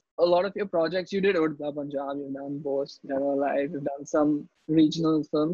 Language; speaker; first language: English; non-native, local second language; Hindi